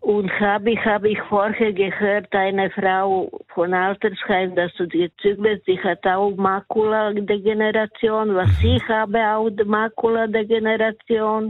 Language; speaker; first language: German; non-native, fluent; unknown